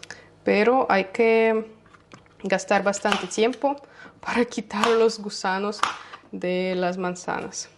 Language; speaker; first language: Spanish; non-native, learner; Russian